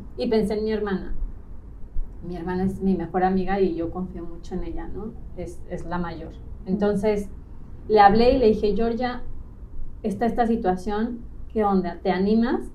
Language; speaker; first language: Spanish; native; Spanish